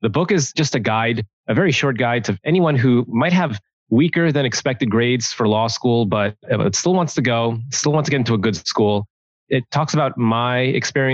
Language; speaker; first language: English; native; English